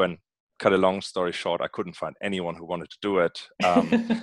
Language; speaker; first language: English; non-native, fluent; German